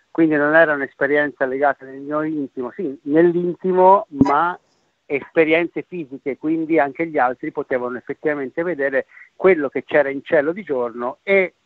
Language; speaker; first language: Italian; native; Italian